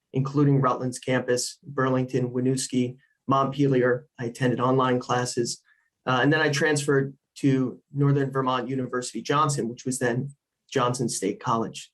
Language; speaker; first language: English; native; English